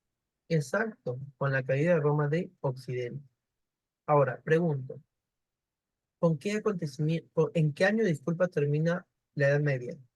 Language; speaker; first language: Spanish; native; Spanish